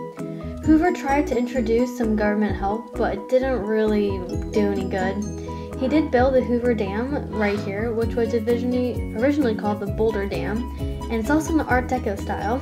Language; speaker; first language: English; native; English